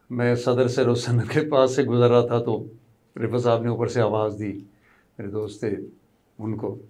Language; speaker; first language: Urdu; non-native, local second language; Pahari-Potwari